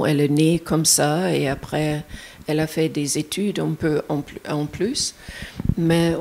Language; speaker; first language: French; non-native, fluent; German